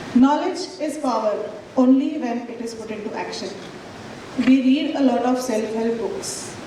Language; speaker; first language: English; non-native, local second language; Marathi